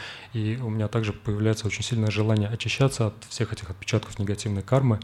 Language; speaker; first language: Russian; native; Russian